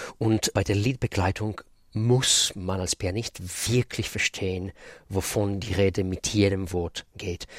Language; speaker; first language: German; non-native, fluent; Russian